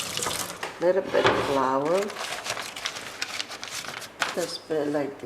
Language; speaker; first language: English; non-native, learner; Italian